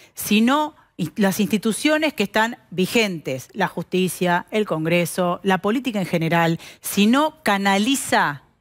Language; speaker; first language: Spanish; native; Spanish